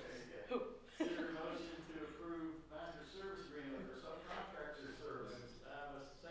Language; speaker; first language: English; native; English